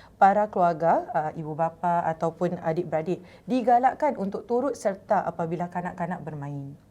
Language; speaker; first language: Malay; native; Malay